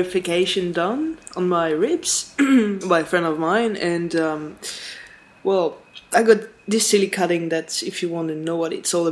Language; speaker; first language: English; non-native, fluent; French